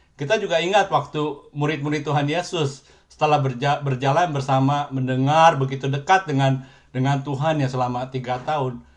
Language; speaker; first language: Indonesian; native; Indonesian